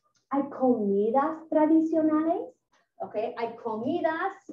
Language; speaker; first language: Spanish; non-native, fluent; English